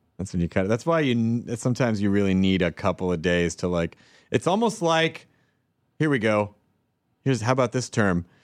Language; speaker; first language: English; native; English